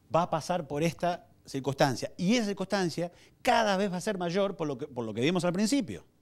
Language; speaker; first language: Spanish; native; Spanish